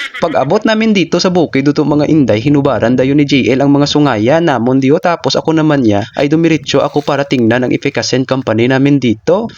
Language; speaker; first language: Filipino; non-native, local second language; Hiligaynon